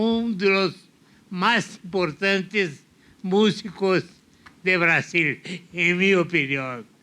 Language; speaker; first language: Portuguese; non-native, fluent; Spanish